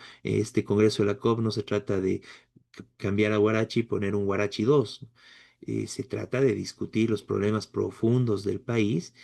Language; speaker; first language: Spanish; native; Spanish